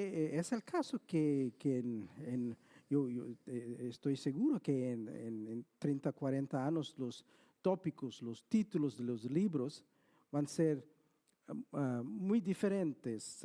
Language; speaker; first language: Spanish; non-native, fluent; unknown